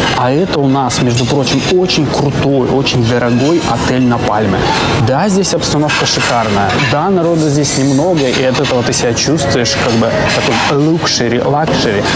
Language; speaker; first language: Russian; native; Russian